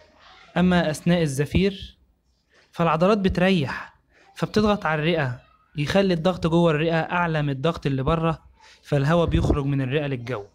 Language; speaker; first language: Arabic; native; Arabic